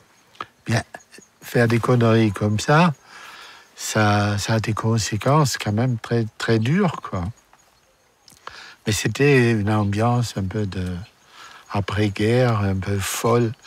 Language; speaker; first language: French; non-native, fluent; German